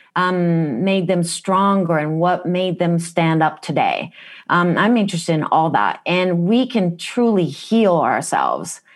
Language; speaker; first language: English; non-native, fluent; Japanese